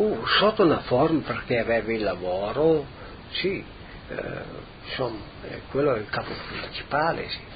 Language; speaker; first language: Italian; native; Italian